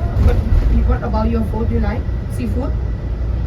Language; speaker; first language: English; non-native, learner; Thai